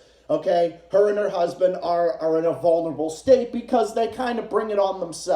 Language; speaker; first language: English; native; English